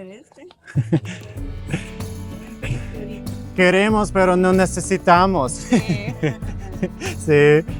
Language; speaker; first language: Spanish; non-native, learner; English